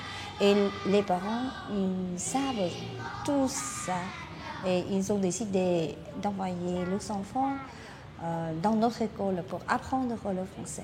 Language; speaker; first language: French; non-native, fluent; Vietnamese